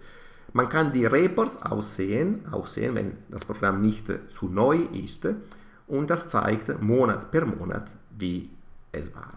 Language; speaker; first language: German; non-native, fluent; Italian